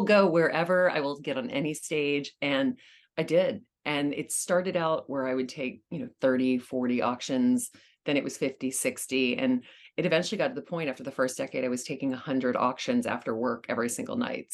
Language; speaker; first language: English; native; English